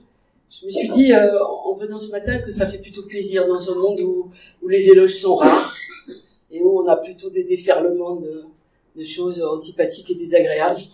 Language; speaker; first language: French; native; French